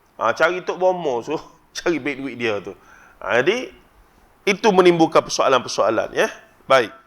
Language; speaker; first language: Malay; native; Malay